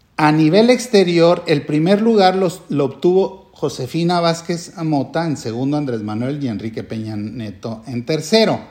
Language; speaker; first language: Spanish; native; Spanish